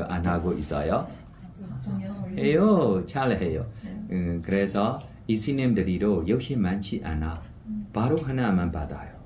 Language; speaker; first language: Korean; non-native, fluent; Burmese